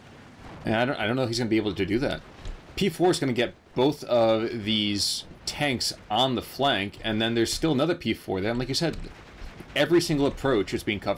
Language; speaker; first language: English; native; English